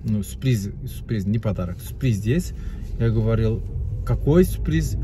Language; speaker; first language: Russian; non-native, learner; Turkish